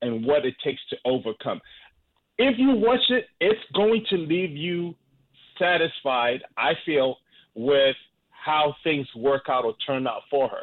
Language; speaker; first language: English; non-native, local second language; Shona